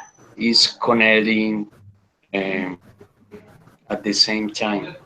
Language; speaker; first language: English; non-native, learner; Spanish